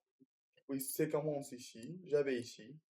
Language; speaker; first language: French; non-native, learner; Russian